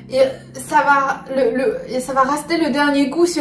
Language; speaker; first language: French; non-native, learner; Chinese